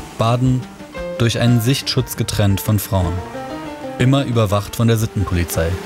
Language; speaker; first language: German; early bilingual, other home language; Persian